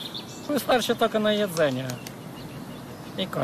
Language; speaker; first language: Polish; non-native, learner; Russian